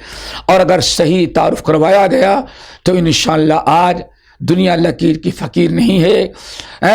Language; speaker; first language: Urdu; native; Urdu